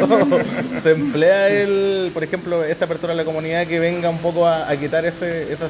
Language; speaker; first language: Spanish; native; Spanish